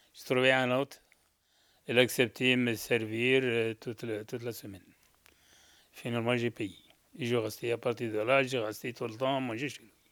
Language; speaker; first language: French; non-native, local second language; Arabic